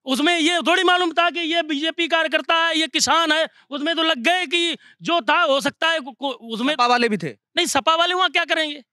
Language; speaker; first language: Hindi; native; Hindi